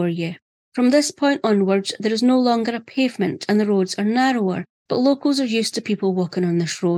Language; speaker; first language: English; native; English